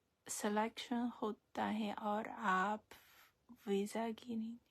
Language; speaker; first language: Hindi; non-native, fluent; Chinese